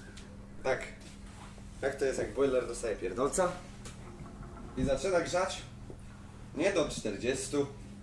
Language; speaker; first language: Polish; native; Polish